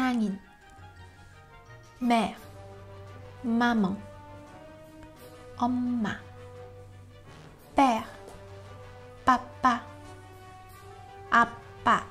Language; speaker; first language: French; non-native, fluent; Korean